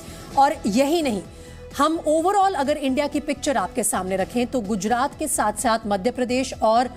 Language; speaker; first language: Hindi; native; Hindi